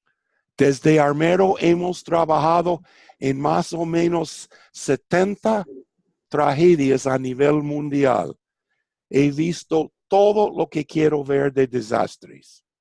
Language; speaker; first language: Spanish; non-native, fluent; English